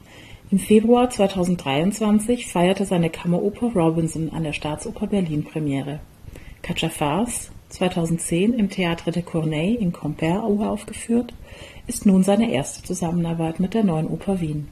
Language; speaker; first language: German; native; German